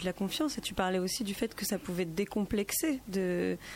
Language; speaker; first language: French; native; French